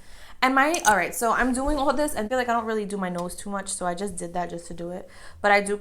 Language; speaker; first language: English; native; English